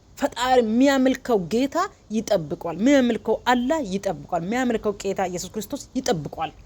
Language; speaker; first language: Amharic; non-native, local second language; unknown